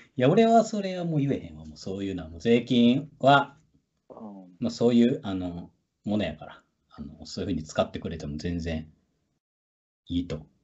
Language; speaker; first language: Japanese; native; Japanese